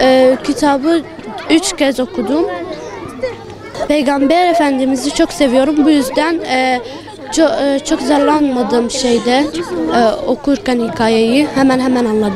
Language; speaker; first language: Turkish; early bilingual, other home language; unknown